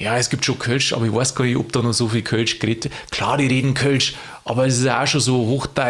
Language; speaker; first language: German; native; German